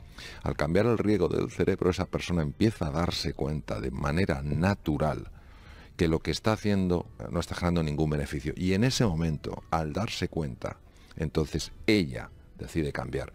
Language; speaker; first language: Spanish; native; Spanish